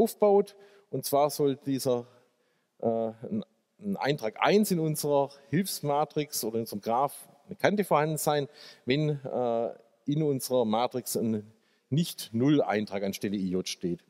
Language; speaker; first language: German; native; German